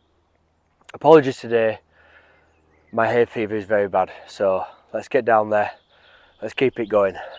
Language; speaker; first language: English; native; English